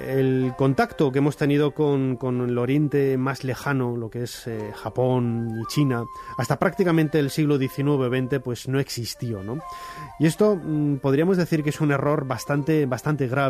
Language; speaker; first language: Spanish; native; Spanish